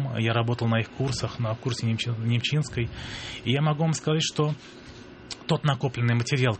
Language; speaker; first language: Russian; native; Russian